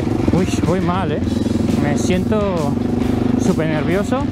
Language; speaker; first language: Spanish; native; Spanish